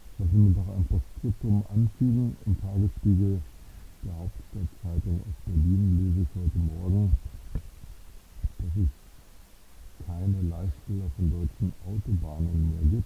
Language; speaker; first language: German; native; German